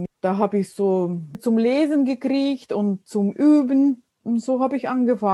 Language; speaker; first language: German; non-native, fluent; Russian